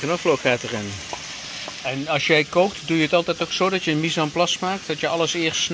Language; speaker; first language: Dutch; native; Dutch